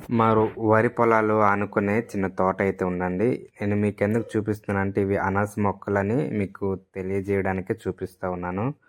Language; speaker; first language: Telugu; non-native, local second language; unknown